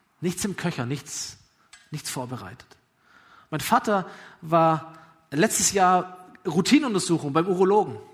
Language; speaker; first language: German; native; German